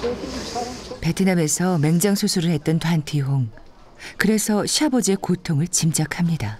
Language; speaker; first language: Korean; native; Korean